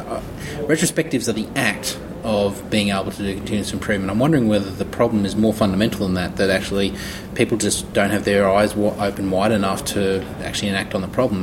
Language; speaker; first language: English; native; English